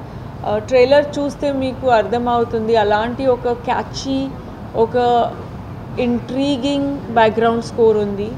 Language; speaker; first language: Telugu; non-native, learner; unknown